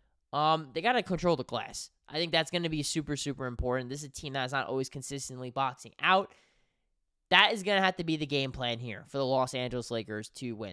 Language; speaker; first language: English; native; English